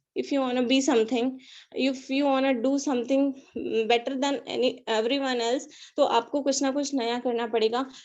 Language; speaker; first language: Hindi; non-native, local second language; Marathi